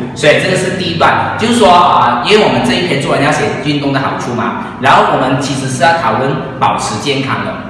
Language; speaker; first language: Chinese; native; Chinese